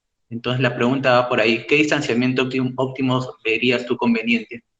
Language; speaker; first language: Spanish; native; Spanish